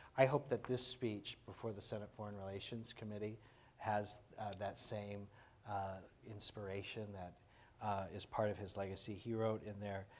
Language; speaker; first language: English; native; English